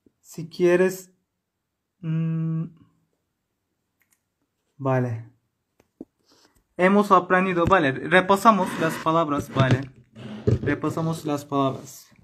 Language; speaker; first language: Spanish; non-native, learner; Turkish